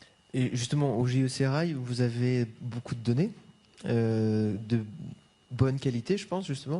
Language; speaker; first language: French; native; French